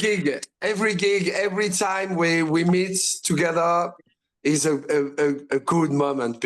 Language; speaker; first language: English; non-native, learner; French